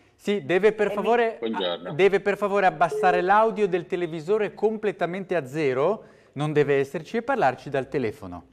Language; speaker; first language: Italian; native; Italian